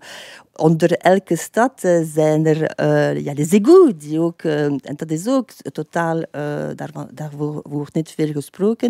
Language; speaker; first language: Dutch; non-native, fluent; French